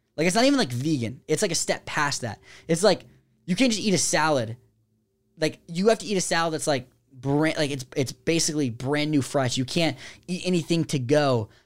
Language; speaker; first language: English; native; English